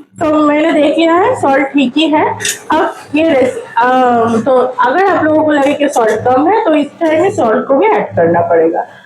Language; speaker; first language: Hindi; non-native, local second language; Bangla